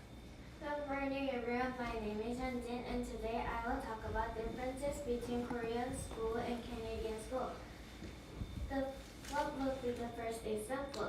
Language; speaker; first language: English; non-native, learner; Korean